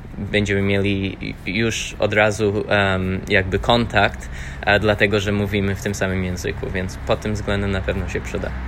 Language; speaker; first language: Polish; early bilingual, heritage; Polish